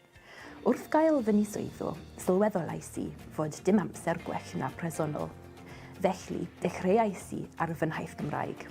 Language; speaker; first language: Welsh; non-native, learner; English